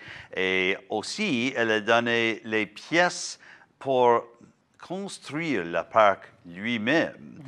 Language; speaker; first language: French; non-native, learner; English